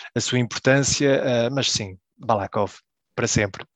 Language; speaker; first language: Portuguese; early bilingual, heritage; Portuguese